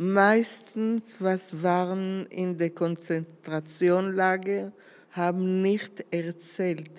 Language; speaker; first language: German; non-native, learner; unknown